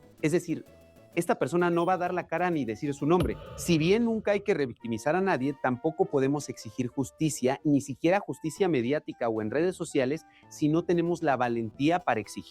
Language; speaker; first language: Spanish; native; Spanish